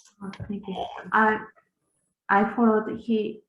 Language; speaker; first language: English; non-native, learner; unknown